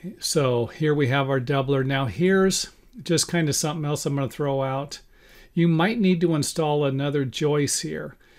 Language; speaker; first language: English; native; English